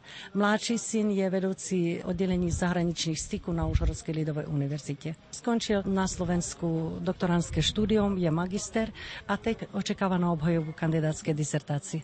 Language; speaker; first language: Czech; non-native, fluent; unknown